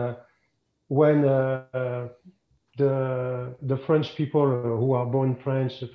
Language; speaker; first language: English; non-native, fluent; French